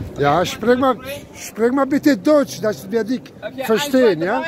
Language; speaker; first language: German; non-native, learner; Turkish